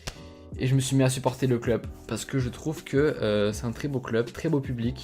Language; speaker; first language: French; native; French